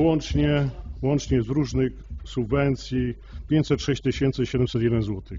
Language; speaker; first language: Polish; native; Polish